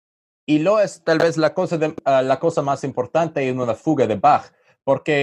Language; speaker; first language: Spanish; non-native, learner; English